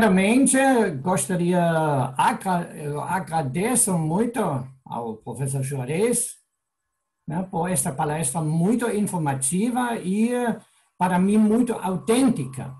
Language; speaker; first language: Portuguese; non-native, fluent; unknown